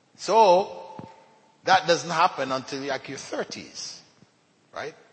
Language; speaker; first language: English; native; English